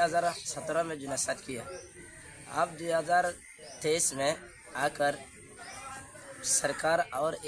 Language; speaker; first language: Hindi; non-native, learner; Rohingya